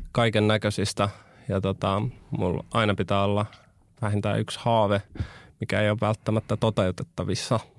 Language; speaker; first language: Finnish; early bilingual, other home language; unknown